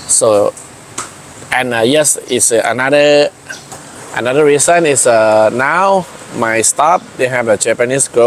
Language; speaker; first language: English; non-native, learner; Thai